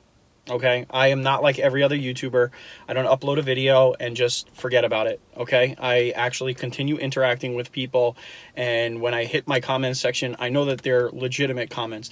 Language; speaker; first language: English; native; English